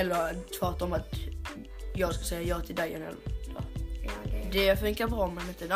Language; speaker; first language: Swedish; native; Swedish